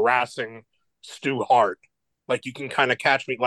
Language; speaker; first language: English; native; English